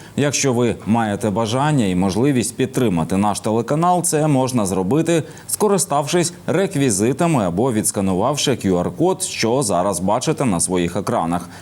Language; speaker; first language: Ukrainian; native; Ukrainian